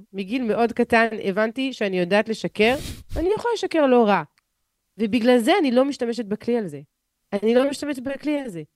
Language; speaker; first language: Hebrew; non-native, fluent; French